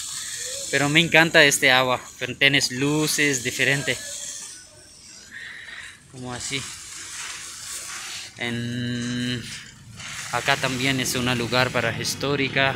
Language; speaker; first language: Spanish; non-native, learner; Urdu